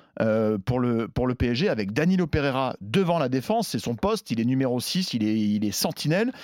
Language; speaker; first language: French; native; French